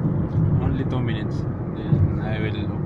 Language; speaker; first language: English; non-native, learner; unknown